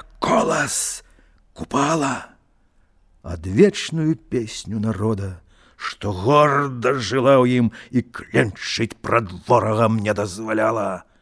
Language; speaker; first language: Belarusian; native; Belarusian